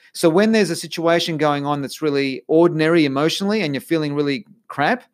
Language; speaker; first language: English; native; English